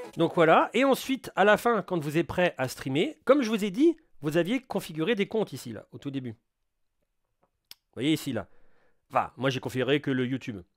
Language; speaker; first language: French; native; French